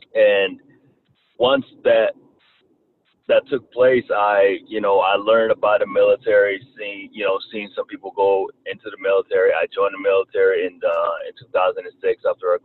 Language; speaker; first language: English; early bilingual, other home language; Kinyarwanda